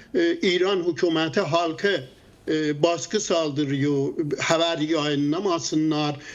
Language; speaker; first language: Turkish; non-native, learner; Azerbaijani